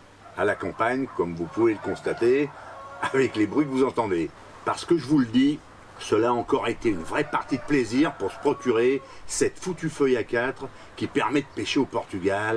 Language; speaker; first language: French; native; French